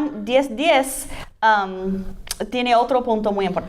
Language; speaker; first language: Spanish; non-native, fluent; English